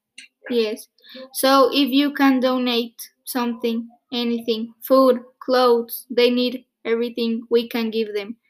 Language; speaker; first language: English; non-native, fluent; Spanish